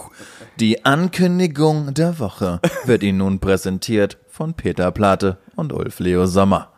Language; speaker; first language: German; native; German